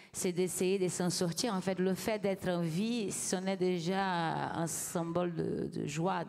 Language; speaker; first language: French; non-native, fluent; Portuguese